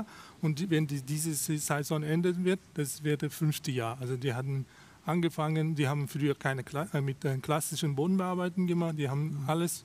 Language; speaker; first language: German; non-native, fluent; Russian